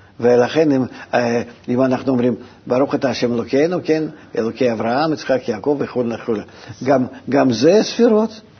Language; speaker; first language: Hebrew; non-native, fluent; Russian